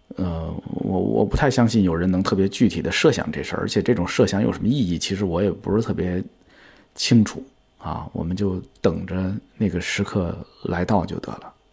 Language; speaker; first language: Chinese; native; Chinese